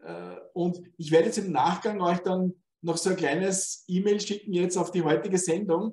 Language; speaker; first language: German; native; German